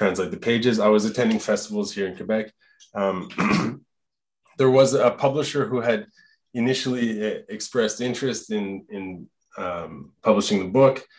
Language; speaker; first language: English; non-native, fluent; French